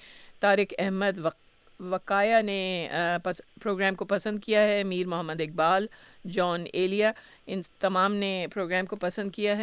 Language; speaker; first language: Urdu; native; Urdu